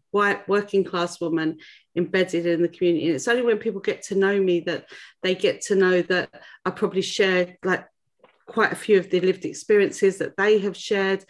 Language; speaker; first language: English; native; English